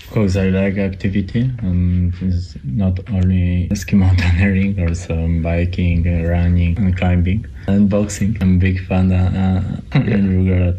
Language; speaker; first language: English; non-native, learner; Polish